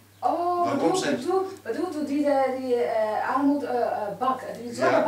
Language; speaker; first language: Dutch; non-native, learner; Burmese